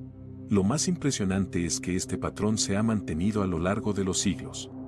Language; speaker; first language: Spanish; native; Spanish